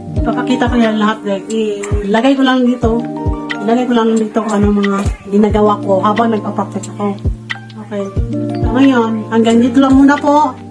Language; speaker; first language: Filipino; non-native, local second language; Cebuano